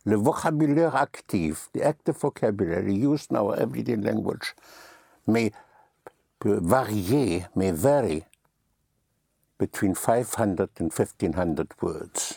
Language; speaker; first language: English; non-native, fluent; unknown